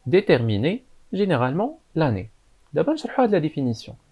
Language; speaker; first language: French; non-native, local second language; Arabic